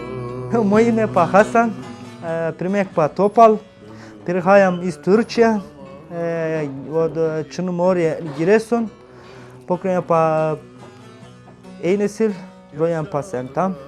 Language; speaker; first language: Slovenian; non-native, learner; Turkish